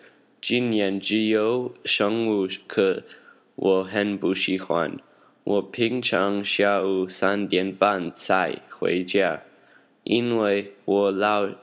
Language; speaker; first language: Chinese; non-native, learner; English